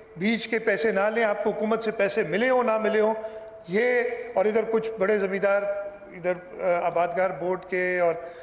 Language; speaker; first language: Urdu; non-native, local second language; Sindhi